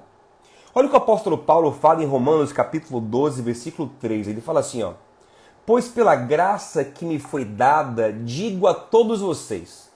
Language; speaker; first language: Portuguese; native; Portuguese